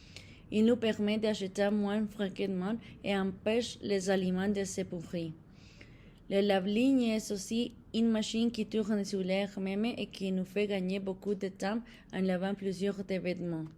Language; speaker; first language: French; non-native, fluent; Spanish